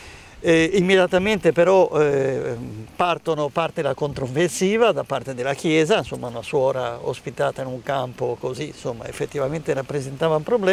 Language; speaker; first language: Italian; native; Italian